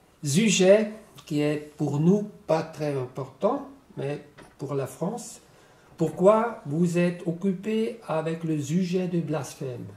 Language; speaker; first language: French; non-native, learner; German